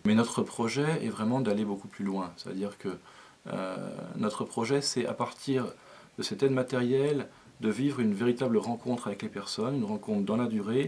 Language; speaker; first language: French; native; French